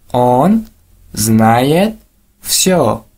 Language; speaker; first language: Russian; non-native, local second language; Tajik